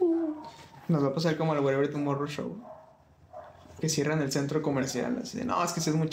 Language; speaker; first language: Spanish; native; Spanish